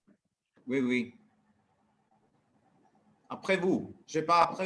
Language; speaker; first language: French; non-native, learner; Spanish